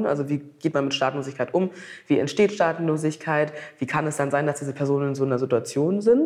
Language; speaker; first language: German; early bilingual, other home language; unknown